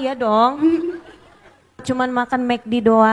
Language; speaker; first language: Indonesian; native; Indonesian